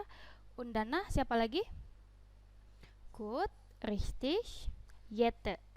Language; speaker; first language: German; non-native, fluent; Indonesian